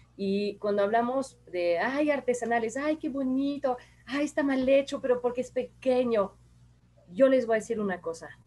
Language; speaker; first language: Spanish; non-native, fluent; French